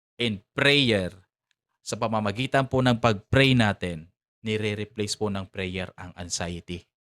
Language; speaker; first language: Filipino; non-native, local second language; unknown